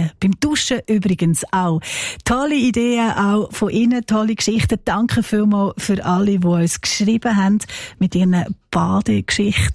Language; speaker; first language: German; native; German